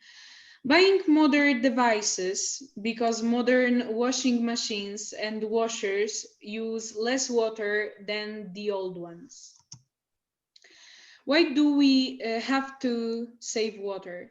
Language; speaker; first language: English; non-native, learner; Polish